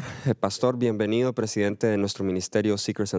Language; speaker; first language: Spanish; native; Spanish